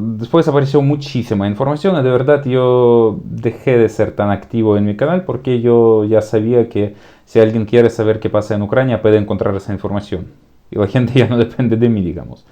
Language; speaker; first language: Spanish; non-native, fluent; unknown